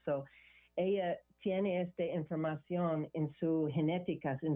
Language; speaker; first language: Spanish; non-native, learner; English